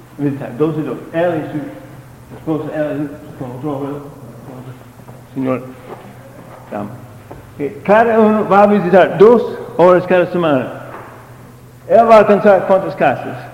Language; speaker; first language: Spanish; non-native, learner; English